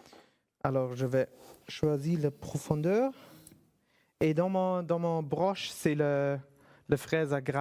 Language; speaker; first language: French; non-native, fluent; German